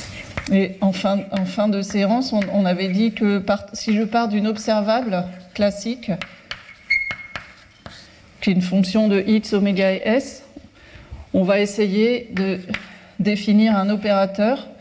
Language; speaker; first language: French; native; French